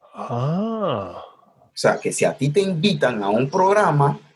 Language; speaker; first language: Spanish; native; Spanish